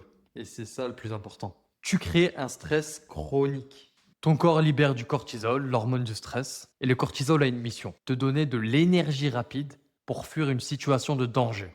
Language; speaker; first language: French; native; French